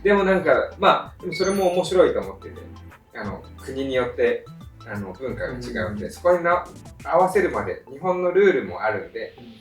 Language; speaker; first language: Japanese; native; Japanese